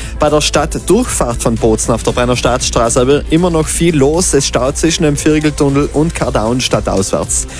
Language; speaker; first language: German; native; German